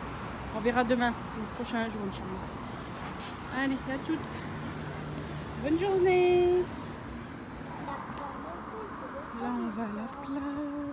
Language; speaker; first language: French; native; French